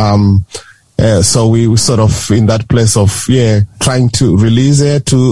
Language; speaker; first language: English; non-native, local second language; Shona